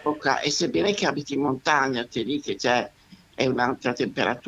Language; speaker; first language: Italian; native; Italian